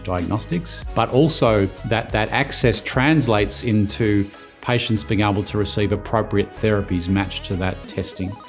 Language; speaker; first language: English; native; English